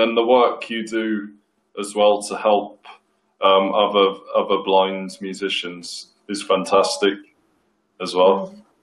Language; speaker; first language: English; native; English